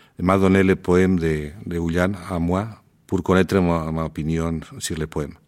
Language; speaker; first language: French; non-native, learner; Spanish